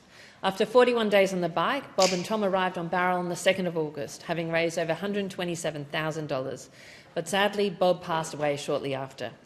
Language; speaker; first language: English; native; English